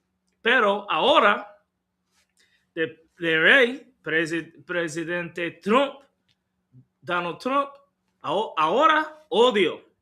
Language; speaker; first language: Spanish; non-native, learner; English